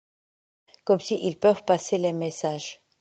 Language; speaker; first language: French; non-native, fluent; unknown